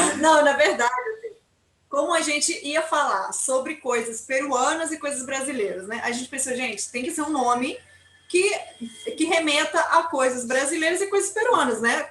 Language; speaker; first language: Portuguese; non-native, fluent; Spanish